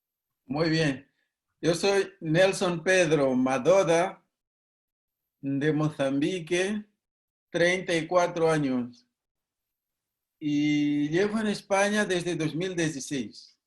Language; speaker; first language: Spanish; non-native, fluent; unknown